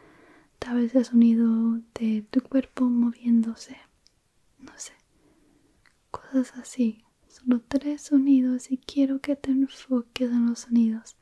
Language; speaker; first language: Spanish; early bilingual, heritage; Spanish